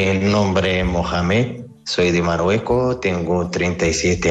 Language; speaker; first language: Spanish; non-native, learner; Arabic